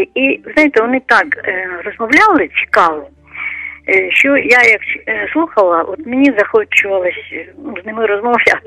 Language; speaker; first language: Ukrainian; non-native, local second language; Russian